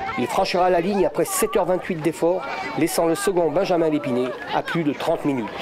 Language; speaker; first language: French; native; French